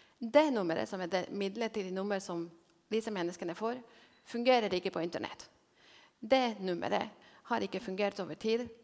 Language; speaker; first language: Norwegian; non-native, fluent; Spanish